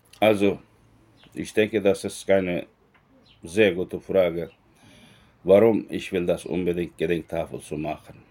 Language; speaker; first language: German; non-native, learner; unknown